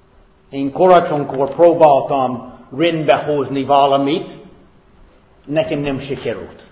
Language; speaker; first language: Hungarian; non-native, fluent; English